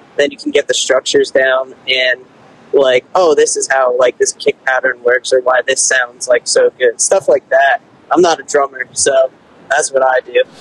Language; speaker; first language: English; native; English